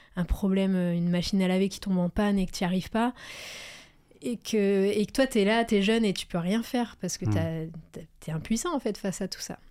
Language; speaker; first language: French; native; French